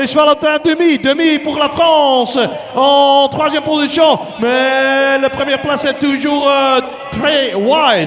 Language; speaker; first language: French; non-native, local second language; Dutch